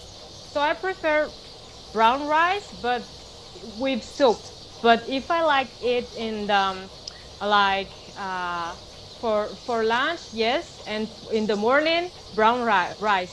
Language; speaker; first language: English; non-native, fluent; Malagasy